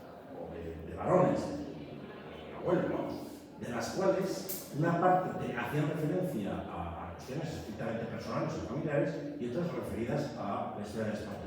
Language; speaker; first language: Spanish; native; Spanish